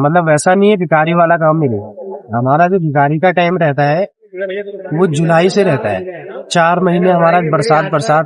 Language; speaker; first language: Hindi; native; Hindi